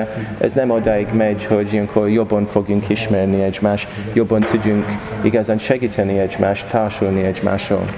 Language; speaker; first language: Hungarian; non-native, learner; English